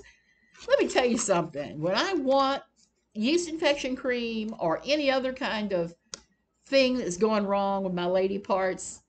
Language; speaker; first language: English; native; English